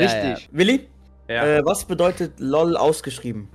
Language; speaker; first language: German; native; German